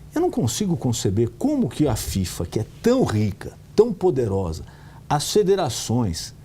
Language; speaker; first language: Portuguese; native; Portuguese